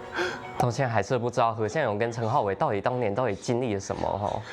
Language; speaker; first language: Chinese; native; Chinese